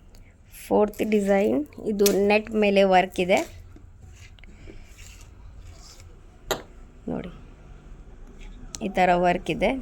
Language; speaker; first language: Kannada; non-native, local second language; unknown